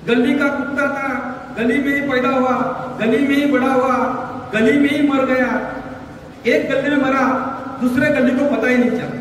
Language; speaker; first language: Hindi; non-native, local second language; Marathi